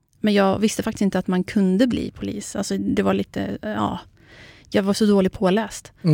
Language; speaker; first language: Swedish; early bilingual, other home language; Central Kurdish